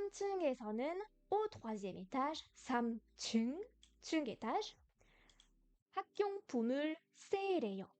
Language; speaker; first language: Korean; non-native, fluent; French